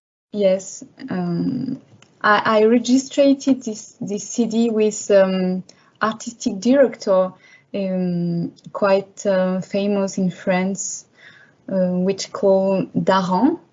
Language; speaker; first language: English; non-native, learner; French